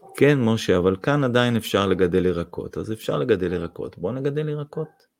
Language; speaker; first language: Hebrew; non-native, fluent; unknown